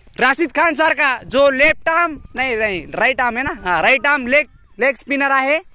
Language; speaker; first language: Marathi; non-native, local second language; Lambadi